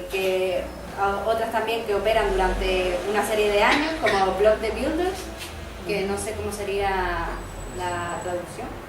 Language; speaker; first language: Spanish; native; Spanish